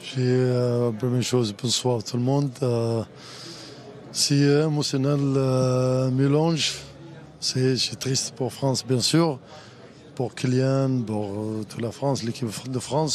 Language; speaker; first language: French; non-native, learner; Arabic